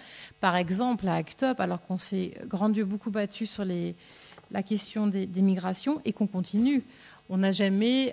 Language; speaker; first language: French; native; French